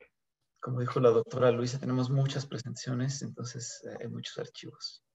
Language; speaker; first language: Spanish; native; Spanish